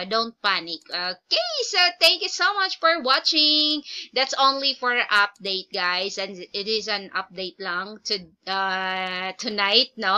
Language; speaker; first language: English; non-native, local second language; Filipino